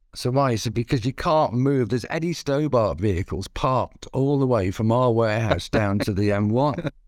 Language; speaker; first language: English; native; English